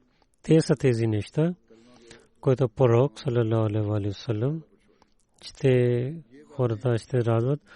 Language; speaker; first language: Bulgarian; non-native, learner; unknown